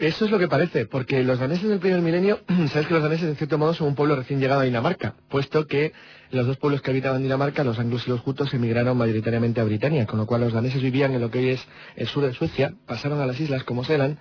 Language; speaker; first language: Spanish; native; Spanish